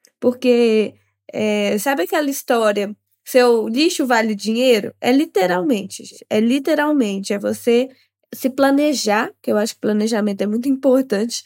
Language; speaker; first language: Portuguese; native; Portuguese